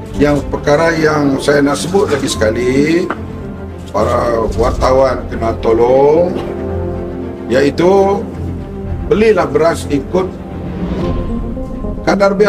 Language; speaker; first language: Malay; native; Malay